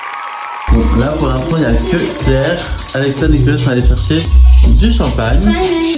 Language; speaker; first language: French; native; French